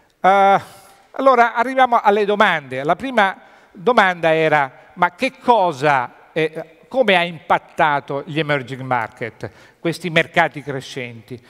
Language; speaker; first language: Italian; native; Italian